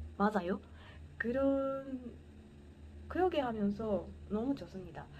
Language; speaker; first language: Korean; non-native, learner; Portuguese